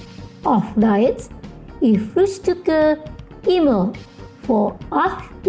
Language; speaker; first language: German; non-native, fluent; Indonesian